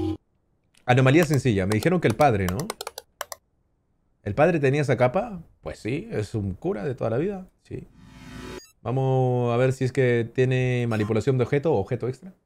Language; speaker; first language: Spanish; native; Spanish